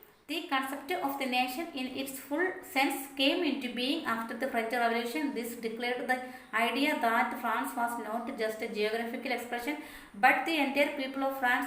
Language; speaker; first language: English; non-native, local second language; Malayalam